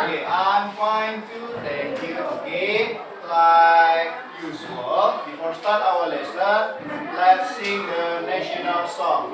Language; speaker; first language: English; non-native, fluent; Indonesian